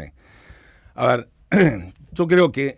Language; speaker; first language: Spanish; native; Spanish